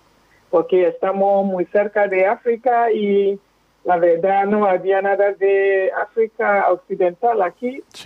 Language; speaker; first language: Spanish; non-native, fluent; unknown